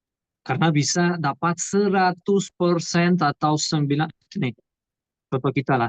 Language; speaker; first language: Indonesian; non-native, learner; Portuguese